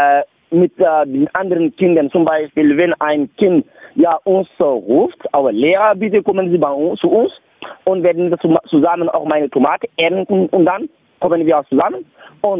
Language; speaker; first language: German; non-native, learner; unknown